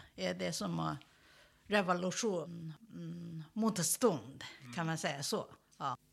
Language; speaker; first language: Swedish; non-native, learner; Chinese